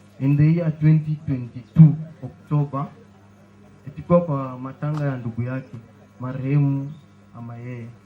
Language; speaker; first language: Swahili; non-native, local second language; Luyia